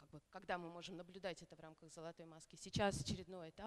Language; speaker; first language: Russian; native; Russian